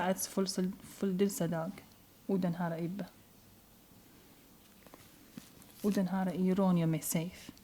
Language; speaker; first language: Swedish; non-native, learner; Arabic